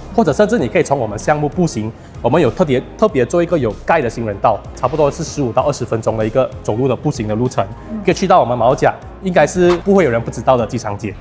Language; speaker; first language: Chinese; native; Chinese